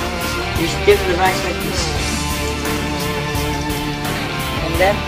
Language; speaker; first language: English; non-native, learner; Indonesian